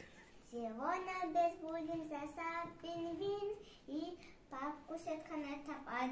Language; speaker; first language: Russian; non-native, local second language; Kazakh